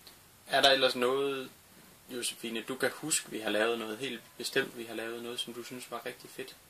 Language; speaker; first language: Danish; native; Danish